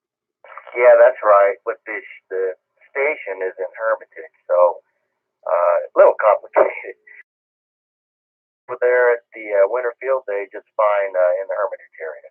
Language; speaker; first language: English; native; English